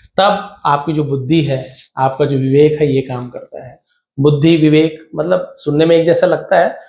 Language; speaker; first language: Hindi; native; Hindi